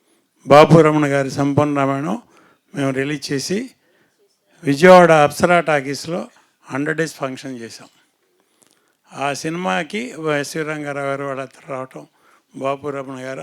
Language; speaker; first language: Telugu; native; Telugu